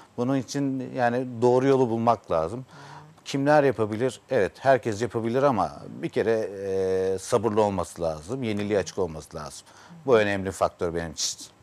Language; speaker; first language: Turkish; native; Turkish